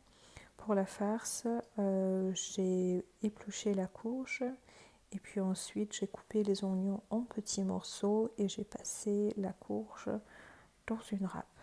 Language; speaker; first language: French; non-native, fluent; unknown